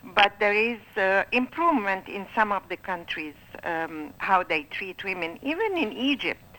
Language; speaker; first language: English; non-native, fluent; Arabic